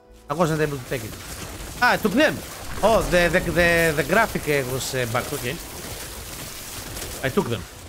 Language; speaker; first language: English; non-native, fluent; Greek